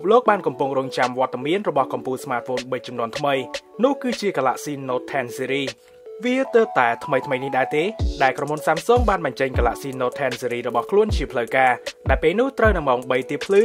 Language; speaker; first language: Khmer; native; Khmer